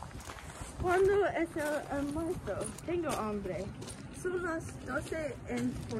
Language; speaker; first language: Spanish; non-native, learner; English